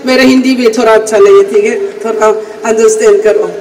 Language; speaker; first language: Hindi; non-native, local second language; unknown